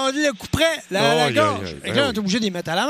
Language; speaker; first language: French; native; French